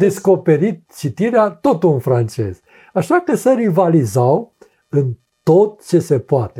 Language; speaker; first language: Romanian; native; Romanian